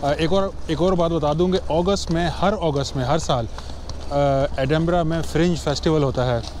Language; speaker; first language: Urdu; native; Urdu